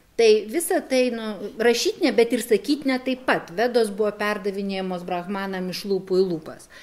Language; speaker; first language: Lithuanian; native; Lithuanian